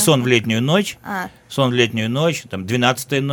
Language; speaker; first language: Russian; native; Russian